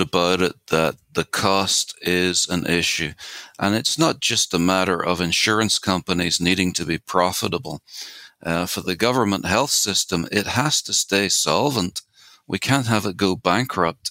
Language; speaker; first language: English; native; English